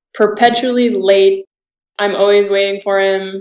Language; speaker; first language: English; native; English